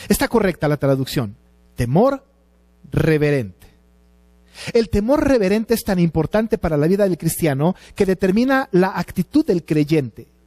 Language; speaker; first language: Spanish; native; Spanish